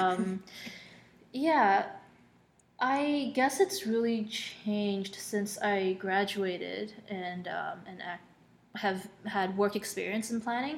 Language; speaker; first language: English; non-native, local second language; Cantonese